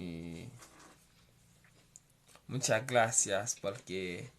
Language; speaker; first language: Spanish; non-native, learner; Haitian Creole